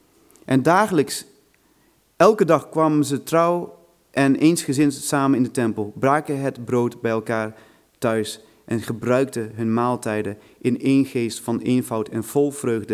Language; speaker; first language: Dutch; non-native, fluent; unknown